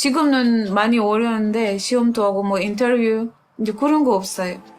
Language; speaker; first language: Korean; non-native, fluent; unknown